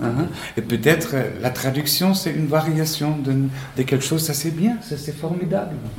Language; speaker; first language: French; non-native, fluent; Spanish